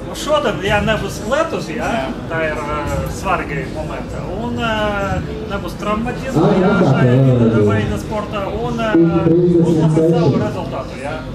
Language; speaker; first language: Latvian; non-native, local second language; Russian